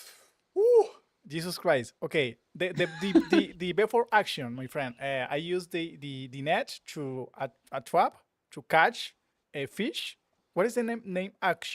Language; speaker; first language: English; non-native, learner; Spanish